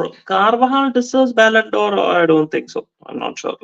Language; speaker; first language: English; non-native, local second language; Malayalam